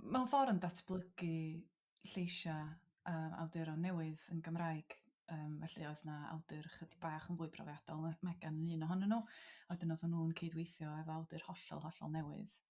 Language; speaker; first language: Welsh; native; Welsh